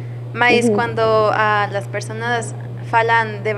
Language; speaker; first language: Portuguese; non-native, learner; Spanish